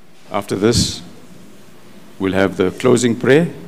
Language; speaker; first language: English; non-native, local second language; Afrikaans